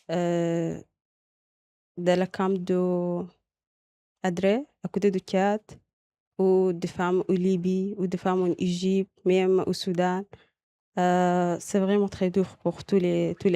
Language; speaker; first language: French; non-native, learner; Arabic